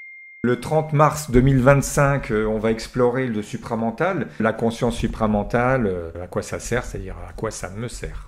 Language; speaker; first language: French; native; French